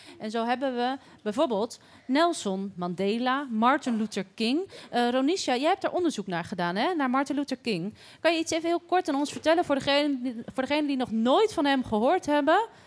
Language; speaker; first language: Dutch; native; Dutch